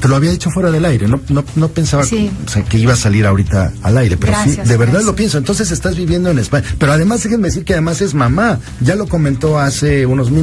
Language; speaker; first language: Spanish; native; Spanish